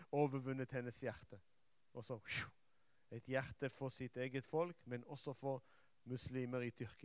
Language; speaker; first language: Norwegian; non-native, fluent; Hebrew